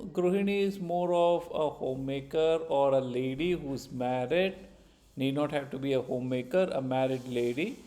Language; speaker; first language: English; non-native, local second language; Kannada